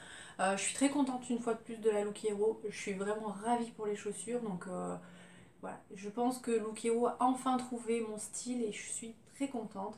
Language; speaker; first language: French; native; French